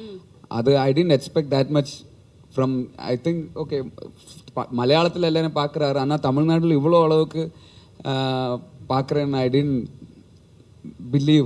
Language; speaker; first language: Tamil; non-native, learner; Malayalam